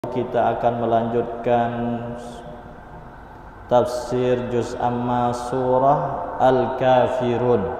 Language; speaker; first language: Indonesian; native; Indonesian